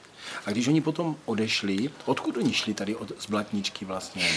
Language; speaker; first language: Czech; native; Czech